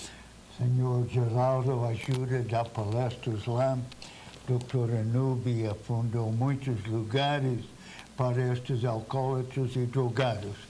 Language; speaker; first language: Portuguese; non-native, fluent; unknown